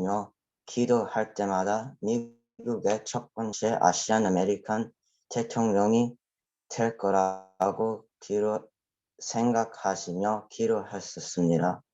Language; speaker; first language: Korean; early bilingual, heritage; Korean